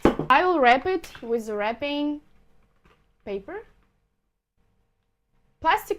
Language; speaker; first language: English; non-native, fluent; Russian